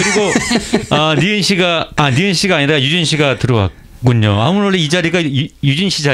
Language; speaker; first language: Korean; native; Korean